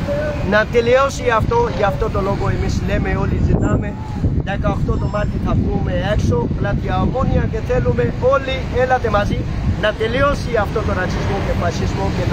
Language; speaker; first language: Greek; non-native, learner; Urdu